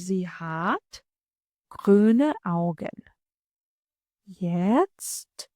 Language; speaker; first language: German; non-native, fluent; Ukrainian